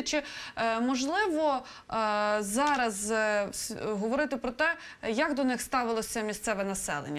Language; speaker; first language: Ukrainian; native; Ukrainian